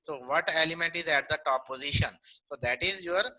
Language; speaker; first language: English; non-native, local second language; Punjabi